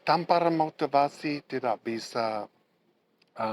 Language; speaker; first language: Indonesian; non-native, learner; English